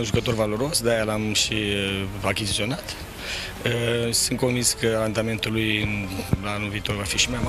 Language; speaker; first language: Romanian; native; Romanian